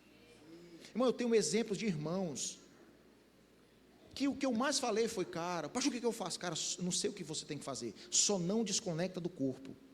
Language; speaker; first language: Portuguese; native; Portuguese